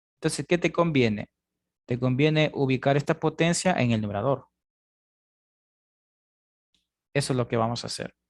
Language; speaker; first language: Spanish; native; Spanish